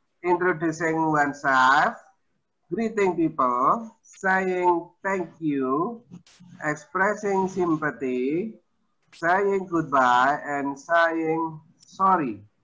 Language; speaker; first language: English; non-native, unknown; Indonesian